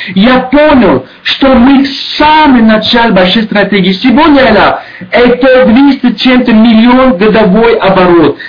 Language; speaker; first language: Russian; non-native, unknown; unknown